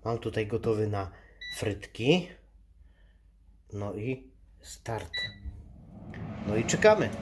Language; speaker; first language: Polish; native; Polish